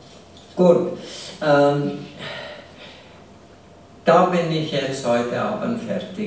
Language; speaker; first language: German; non-native, fluent; English